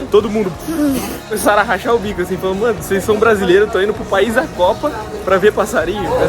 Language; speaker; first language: Portuguese; native; Portuguese